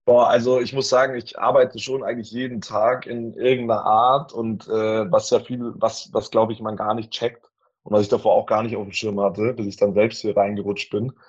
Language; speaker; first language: German; native; German